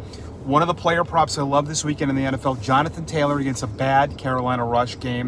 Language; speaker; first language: English; native; English